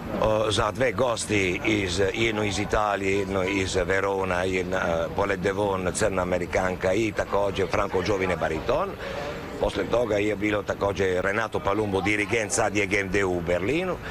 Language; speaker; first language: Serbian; non-native, learner; Italian